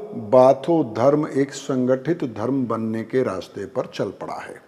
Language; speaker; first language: Hindi; native; Hindi